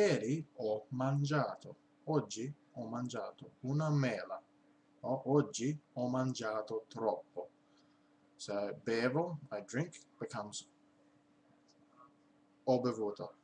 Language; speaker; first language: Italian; non-native, learner; English